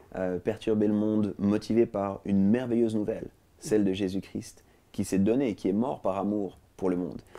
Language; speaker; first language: French; native; French